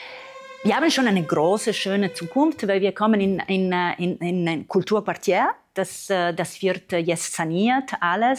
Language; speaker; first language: German; non-native, fluent; Italian